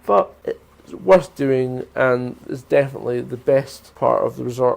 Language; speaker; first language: English; native; English